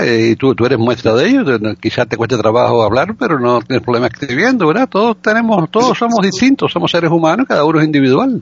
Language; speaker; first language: Spanish; native; Spanish